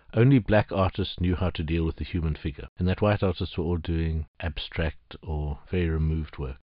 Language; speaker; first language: English; native; English